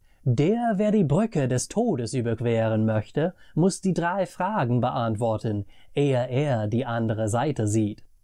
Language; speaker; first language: German; non-native, fluent; English